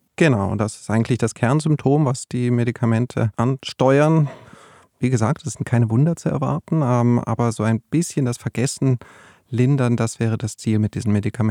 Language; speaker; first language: German; native; German